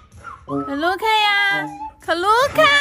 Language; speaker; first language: Chinese; native; Chinese